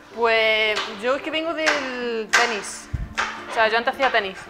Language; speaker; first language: Spanish; native; Spanish